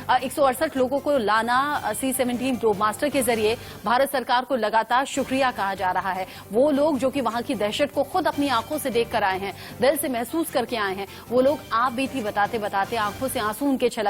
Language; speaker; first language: Hindi; native; Hindi